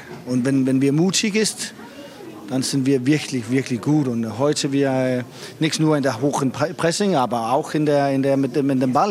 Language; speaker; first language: German; non-native, fluent; Danish